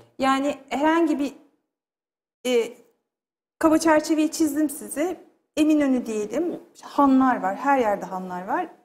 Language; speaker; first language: Turkish; native; Turkish